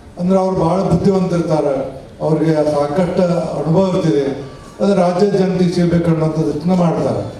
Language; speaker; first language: Kannada; native; Kannada